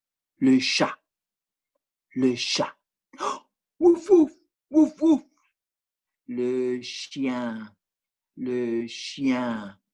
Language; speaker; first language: French; non-native, fluent; English